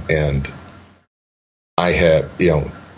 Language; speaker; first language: English; native; English